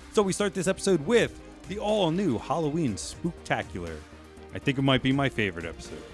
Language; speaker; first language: English; native; English